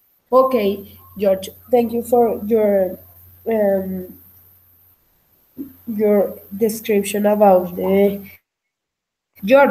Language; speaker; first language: English; non-native, learner; Spanish